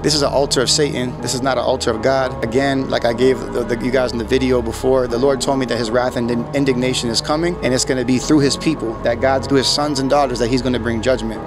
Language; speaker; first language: English; native; English